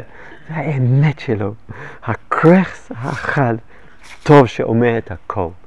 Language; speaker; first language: Hebrew; non-native, fluent; English